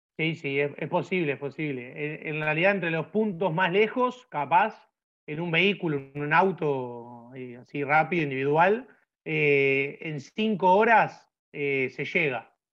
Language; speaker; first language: Spanish; native; Spanish